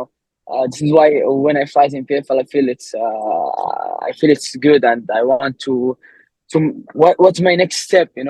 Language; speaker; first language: English; non-native, learner; Arabic